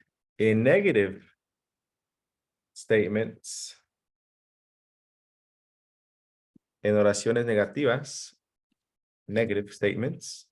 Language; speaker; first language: English; early bilingual, other home language; Spanish